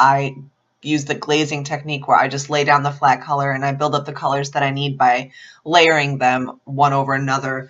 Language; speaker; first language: English; native; English